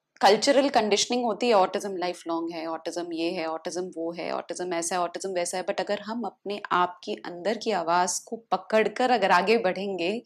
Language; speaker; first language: Hindi; native; Hindi